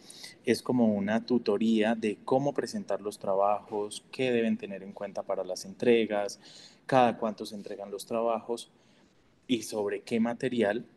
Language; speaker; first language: Spanish; native; Spanish